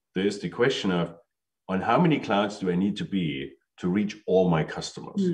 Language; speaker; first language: English; non-native, fluent; German